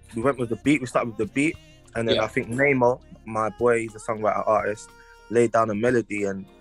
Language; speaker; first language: English; native; English